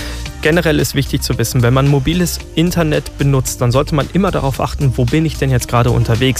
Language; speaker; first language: German; native; German